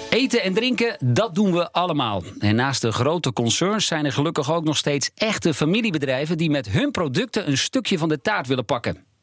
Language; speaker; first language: Dutch; native; Dutch